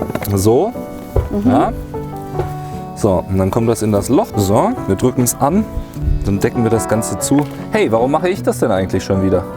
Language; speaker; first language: German; native; German